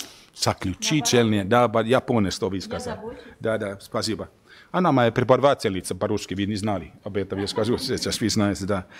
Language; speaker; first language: Russian; non-native, learner; Finnish